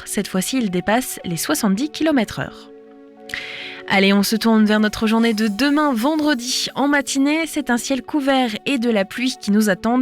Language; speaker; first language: French; native; French